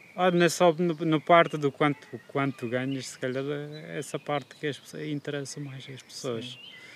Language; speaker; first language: Portuguese; non-native, fluent; Turkish